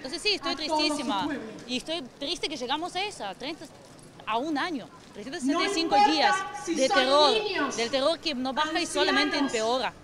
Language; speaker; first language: Spanish; non-native, fluent; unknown